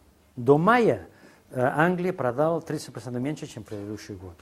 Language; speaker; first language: Russian; non-native, fluent; Spanish